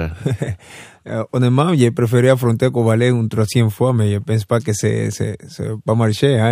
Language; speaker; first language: French; non-native, fluent; Spanish